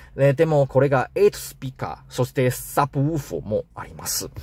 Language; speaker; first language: Japanese; non-native, learner; Chinese